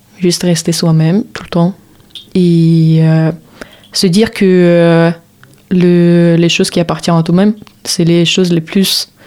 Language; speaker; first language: French; non-native, fluent; Russian